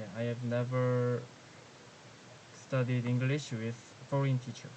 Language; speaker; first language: English; non-native, learner; Korean